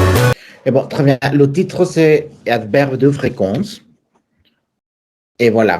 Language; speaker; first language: French; non-native, fluent; Spanish